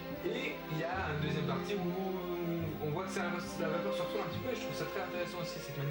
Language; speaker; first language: French; native; French